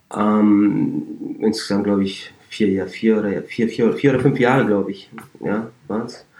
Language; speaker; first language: German; early bilingual, other home language; Turkish